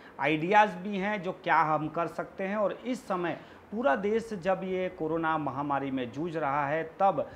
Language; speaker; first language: Hindi; non-native, local second language; Gujarati